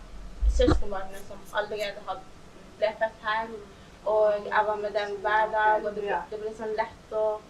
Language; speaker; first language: Norwegian; early bilingual, other home language; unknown